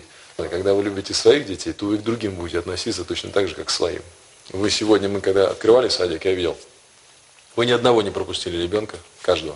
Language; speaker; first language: Russian; native; Russian